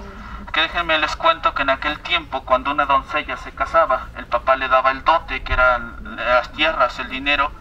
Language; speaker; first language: Spanish; native; Spanish